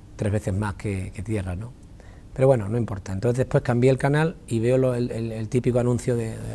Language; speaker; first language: Spanish; native; Spanish